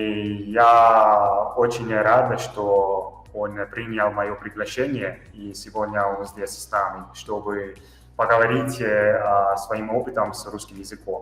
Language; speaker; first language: Russian; non-native, fluent; Italian